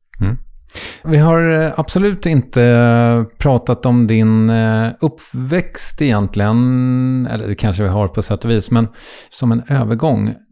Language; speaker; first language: Swedish; native; Swedish